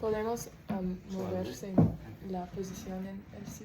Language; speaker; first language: Spanish; non-native, learner; English